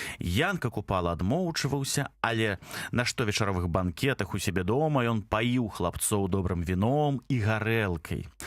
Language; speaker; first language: Belarusian; native; Belarusian